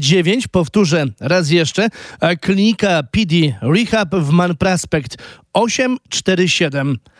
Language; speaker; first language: Polish; native; Polish